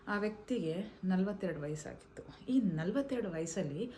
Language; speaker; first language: Kannada; non-native, local second language; Malayalam